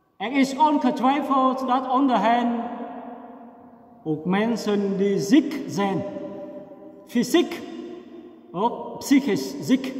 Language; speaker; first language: Dutch; non-native, fluent; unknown